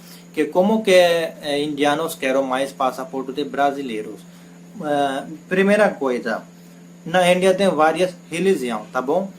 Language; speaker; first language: Portuguese; non-native, learner; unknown